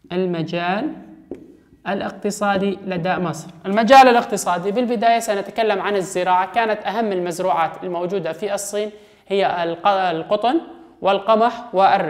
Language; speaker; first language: Arabic; non-native, local second language; Kurdish